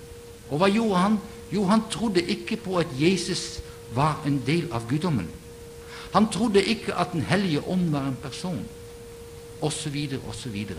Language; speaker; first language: Norwegian; non-native, fluent; Dutch